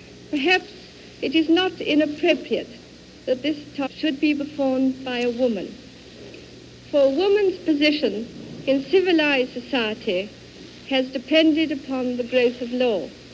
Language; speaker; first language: English; native; English